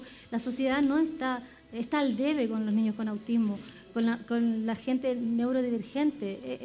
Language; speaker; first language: Spanish; native; Spanish